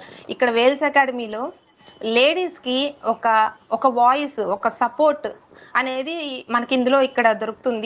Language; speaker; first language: Telugu; native; Telugu